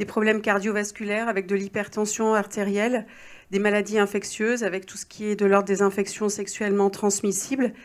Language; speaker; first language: French; native; French